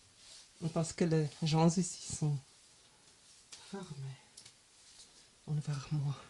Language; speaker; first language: French; non-native, learner; German